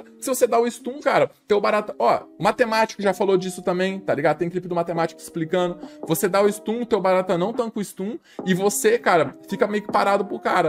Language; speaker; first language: Portuguese; native; Portuguese